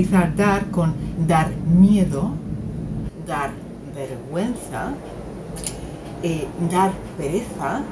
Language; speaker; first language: Spanish; native; Spanish